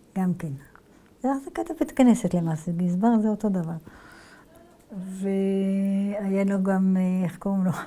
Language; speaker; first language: Hebrew; early bilingual, other home language; Arabic